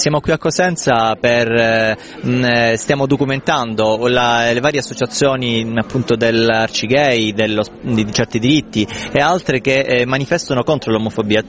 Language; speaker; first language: Italian; native; Italian